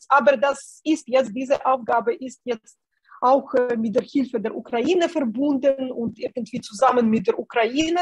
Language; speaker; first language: German; non-native, fluent; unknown